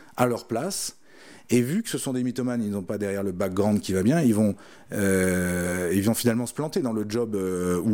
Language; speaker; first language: French; native; French